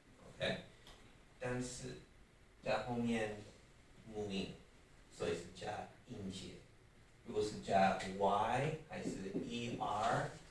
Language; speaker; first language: Chinese; non-native, learner; English